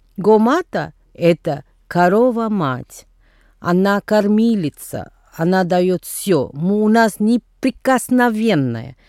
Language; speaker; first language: Russian; non-native, fluent; Tamil